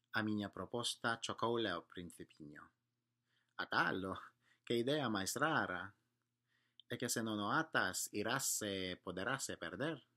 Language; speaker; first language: Galician; non-native, learner; English